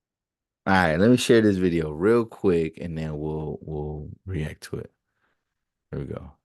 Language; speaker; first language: English; native; English